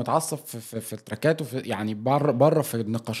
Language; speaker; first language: Arabic; native; Arabic